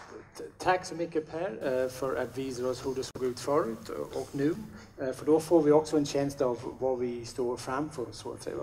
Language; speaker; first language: Swedish; non-native, fluent; English